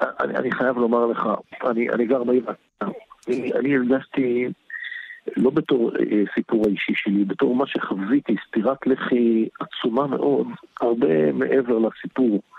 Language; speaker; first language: Hebrew; native; Hebrew